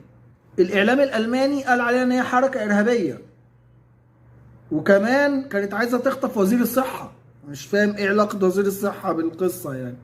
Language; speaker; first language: Arabic; native; Arabic